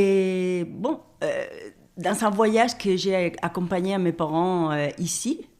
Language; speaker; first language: French; non-native, fluent; Spanish